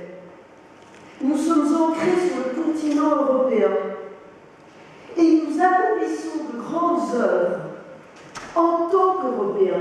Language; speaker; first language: French; native; French